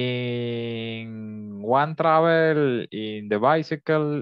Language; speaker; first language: English; non-native, learner; Spanish